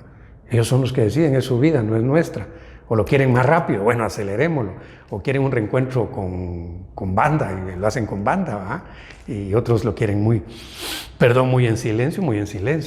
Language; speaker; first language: Spanish; native; Spanish